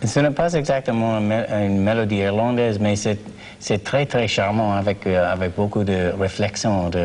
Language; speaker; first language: French; non-native, learner; English